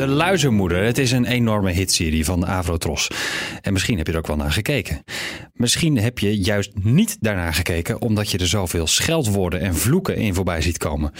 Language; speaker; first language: Dutch; native; Dutch